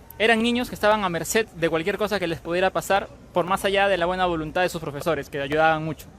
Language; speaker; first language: Spanish; native; Spanish